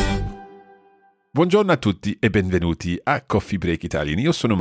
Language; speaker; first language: Italian; non-native, fluent; English